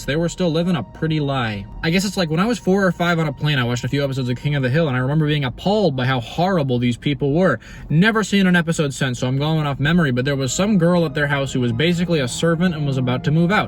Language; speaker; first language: English; native; English